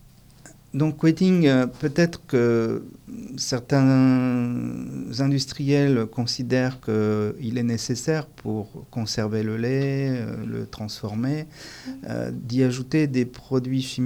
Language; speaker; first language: French; native; French